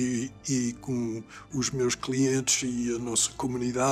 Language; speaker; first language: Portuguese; early bilingual, other home language; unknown